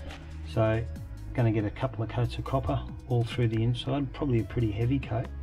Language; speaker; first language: English; native; English